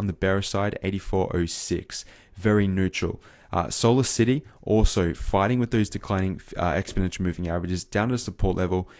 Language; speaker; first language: English; native; English